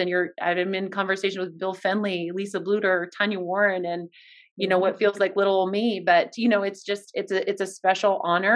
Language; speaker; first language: English; native; English